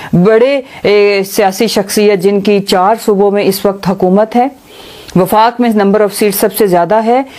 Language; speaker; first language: Urdu; non-native, local second language; Punjabi